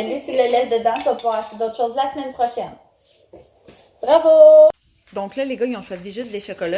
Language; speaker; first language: French; native; French